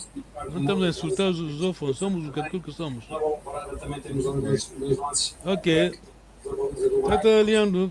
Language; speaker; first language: Portuguese; non-native, local second language; Kongo